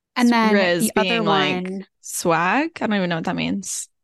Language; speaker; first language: English; native; English